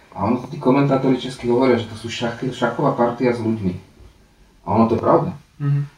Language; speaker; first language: Slovak; non-native, local second language; Hungarian